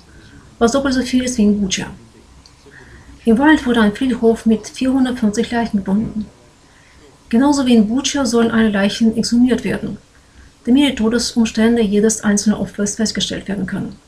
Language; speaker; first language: German; non-native, fluent; Ukrainian